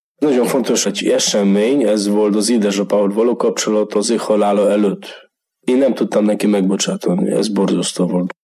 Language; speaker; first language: Hungarian; non-native, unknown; Polish